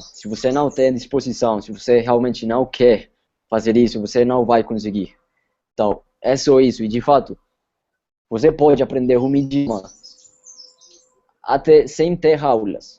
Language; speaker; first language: Portuguese; non-native, fluent; Spanish